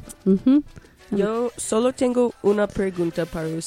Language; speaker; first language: Spanish; non-native, local second language; English